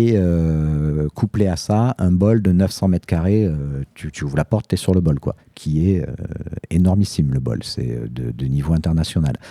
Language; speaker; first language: French; native; French